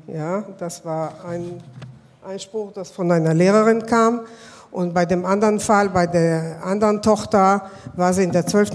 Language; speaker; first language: German; non-native, fluent; Hebrew